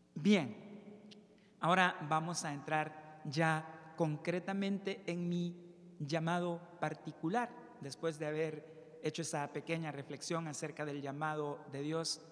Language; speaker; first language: Spanish; native; Spanish